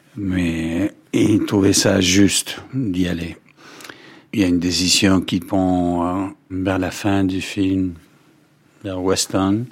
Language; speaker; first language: French; non-native, fluent; English